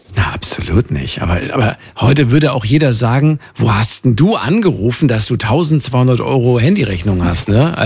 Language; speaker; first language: German; native; German